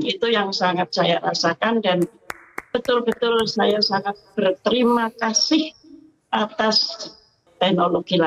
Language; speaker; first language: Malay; non-native, local second language; Javanese